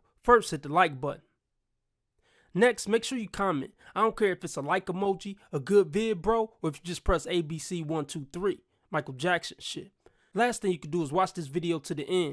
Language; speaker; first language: English; native; English